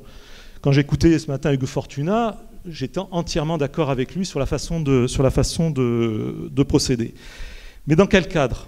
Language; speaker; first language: French; native; French